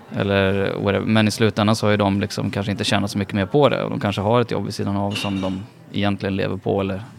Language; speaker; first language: Swedish; native; Swedish